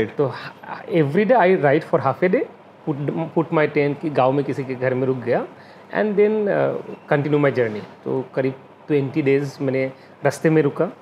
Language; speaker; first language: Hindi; non-native, local second language; Assamese